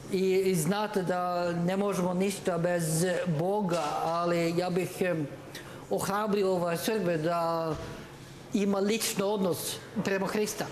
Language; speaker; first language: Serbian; non-native, learner; Norwegian